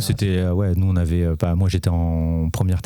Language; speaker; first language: French; native; French